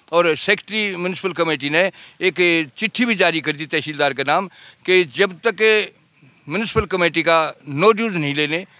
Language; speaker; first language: Hindi; native; Hindi